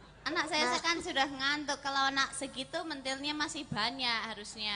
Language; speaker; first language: Malay; non-native, fluent; English